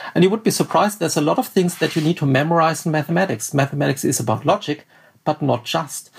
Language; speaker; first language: English; non-native, fluent; German